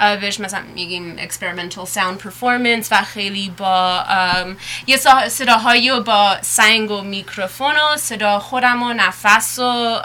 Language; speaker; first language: Persian; early bilingual, heritage; Persian